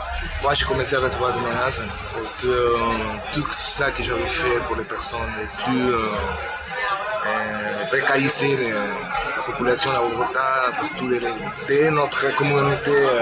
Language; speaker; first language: French; non-native, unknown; Spanish